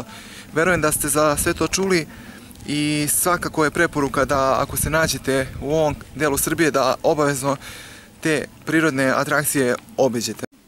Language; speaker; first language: Bosnian; native; Bosnian